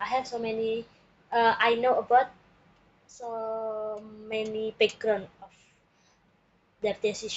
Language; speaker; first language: English; non-native, learner; Indonesian